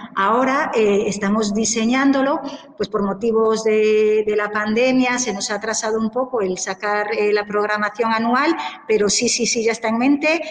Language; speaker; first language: Spanish; native; Spanish